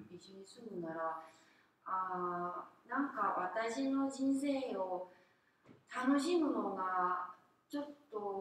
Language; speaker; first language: Japanese; non-native, learner; Korean